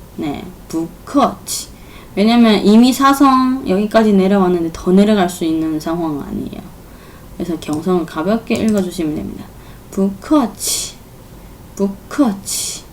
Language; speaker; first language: Korean; non-native, fluent; Chinese